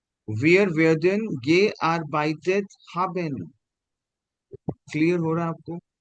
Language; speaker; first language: German; non-native, fluent; Hindi